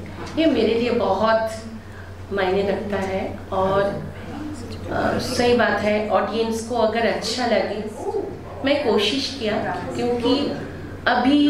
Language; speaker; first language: Hindi; non-native, local second language; Bangla